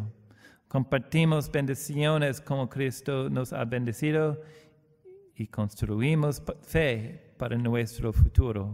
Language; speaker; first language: Spanish; non-native, learner; English